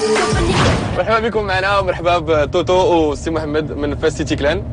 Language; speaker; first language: Arabic; native; Arabic